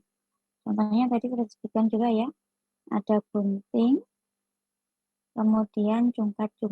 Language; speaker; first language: Indonesian; native; Indonesian